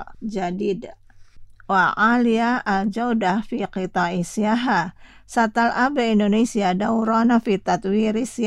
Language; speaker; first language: Arabic; non-native, fluent; Indonesian